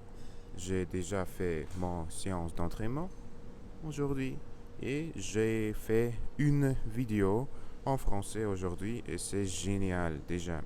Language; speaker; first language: French; non-native, learner; Russian